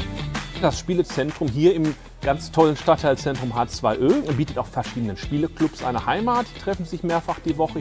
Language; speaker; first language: German; native; German